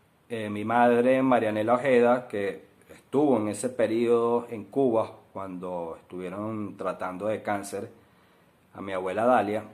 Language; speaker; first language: Spanish; native; Spanish